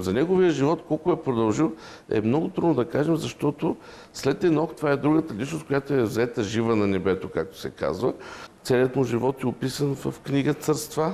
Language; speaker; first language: Bulgarian; native; Bulgarian